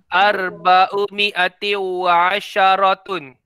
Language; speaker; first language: Arabic; non-native, fluent; Malay